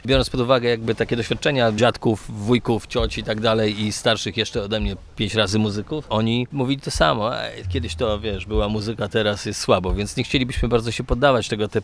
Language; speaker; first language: Polish; native; Polish